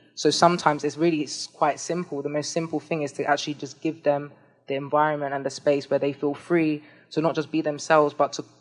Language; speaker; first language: English; native; English